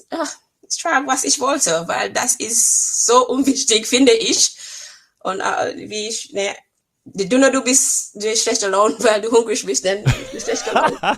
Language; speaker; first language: German; non-native, fluent; English